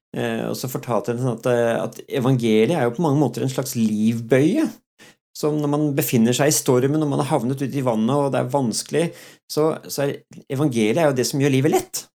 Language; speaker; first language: Norwegian; early bilingual, other home language; Dutch